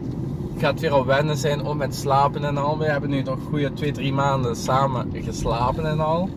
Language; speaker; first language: Dutch; native; Dutch